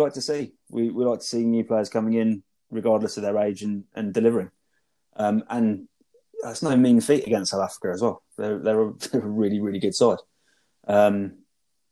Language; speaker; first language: English; native; English